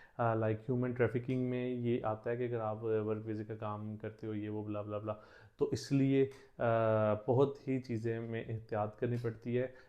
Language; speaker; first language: Urdu; non-native, local second language; Punjabi